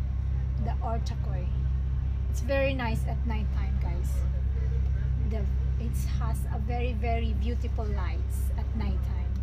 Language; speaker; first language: English; non-native, local second language; Filipino